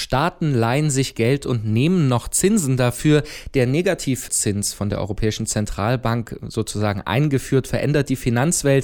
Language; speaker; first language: German; native; German